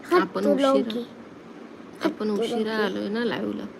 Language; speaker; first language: Hindi; non-native, local second language; Marathi